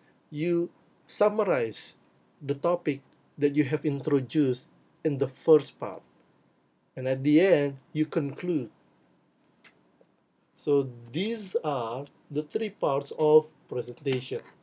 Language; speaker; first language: English; non-native, fluent; Indonesian